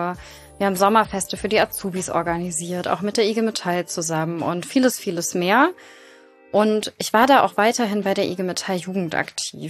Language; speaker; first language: German; native; German